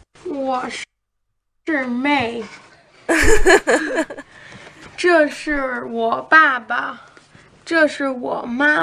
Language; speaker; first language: Chinese; non-native, learner; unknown